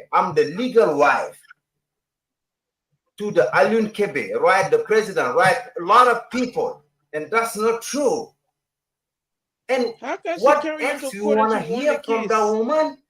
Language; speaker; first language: English; non-native, learner; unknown